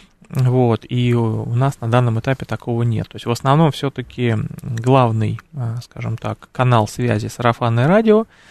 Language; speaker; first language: Russian; native; Russian